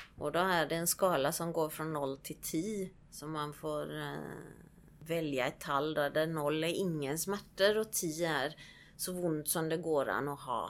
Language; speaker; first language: Swedish; native; Swedish